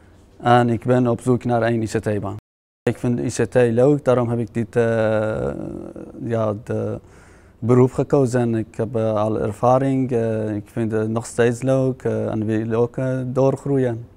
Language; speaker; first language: Dutch; non-native, fluent; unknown